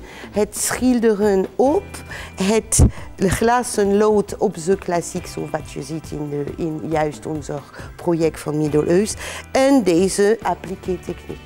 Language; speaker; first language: Dutch; non-native, fluent; French